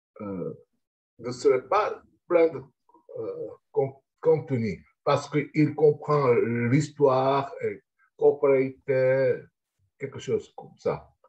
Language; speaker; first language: French; non-native, learner; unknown